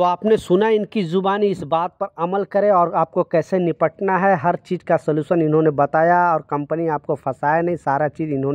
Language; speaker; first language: Hindi; native; Hindi